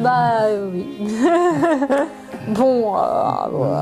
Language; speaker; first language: French; native; French